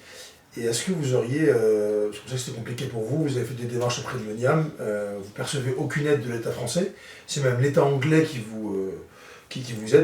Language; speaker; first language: French; native; French